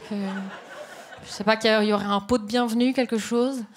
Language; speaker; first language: French; native; French